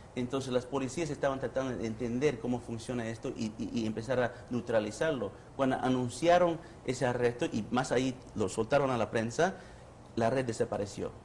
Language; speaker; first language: Spanish; early bilingual, heritage; Spanish